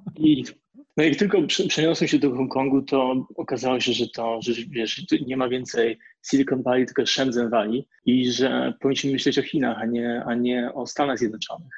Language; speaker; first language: Polish; native; Polish